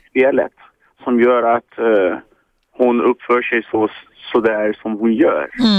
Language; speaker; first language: Swedish; early bilingual, other home language; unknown